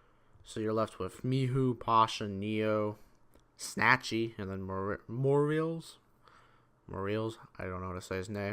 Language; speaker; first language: English; native; English